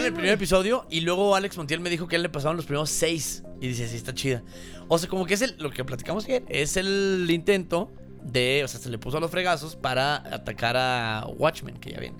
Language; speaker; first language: Spanish; native; Spanish